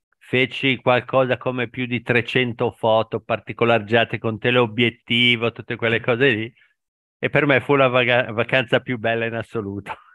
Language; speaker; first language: Italian; native; Italian